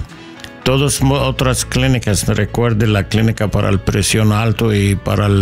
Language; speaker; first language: Spanish; non-native, learner; English